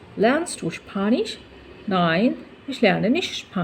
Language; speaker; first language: German; non-native, learner; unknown